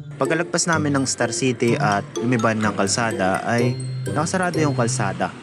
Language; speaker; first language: Filipino; native; Filipino